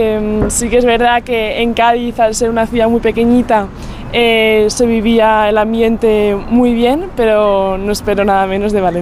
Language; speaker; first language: Spanish; native; Spanish